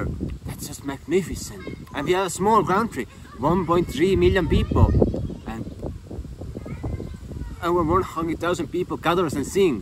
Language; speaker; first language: English; non-native, fluent; Estonian